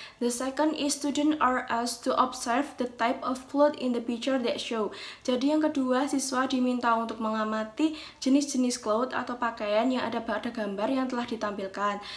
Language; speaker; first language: English; non-native, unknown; Indonesian